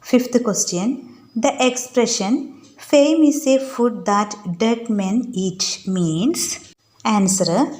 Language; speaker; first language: English; non-native, local second language; Malayalam